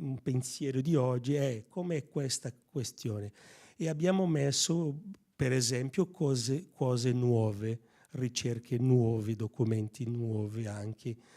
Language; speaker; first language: Italian; non-native, fluent; Portuguese